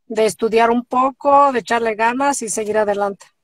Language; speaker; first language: Spanish; native; Spanish